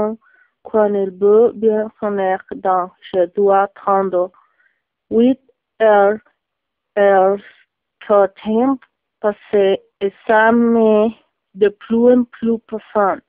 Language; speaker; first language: French; non-native, learner; Spanish